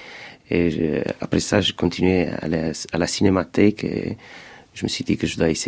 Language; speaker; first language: French; non-native, fluent; Romanian